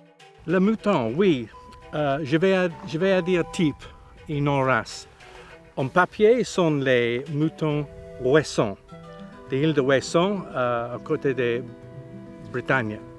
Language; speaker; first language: French; non-native, learner; English